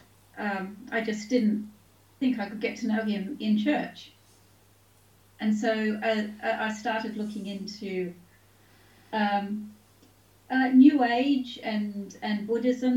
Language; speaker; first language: English; native; English